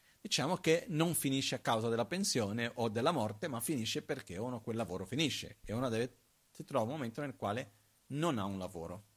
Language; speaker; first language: Italian; non-native, fluent; Portuguese